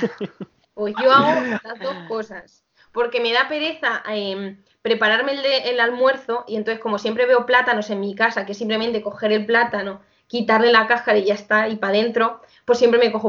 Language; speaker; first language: Spanish; native; Spanish